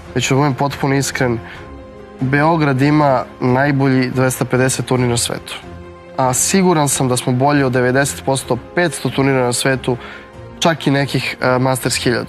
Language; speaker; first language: Serbian; native; Serbian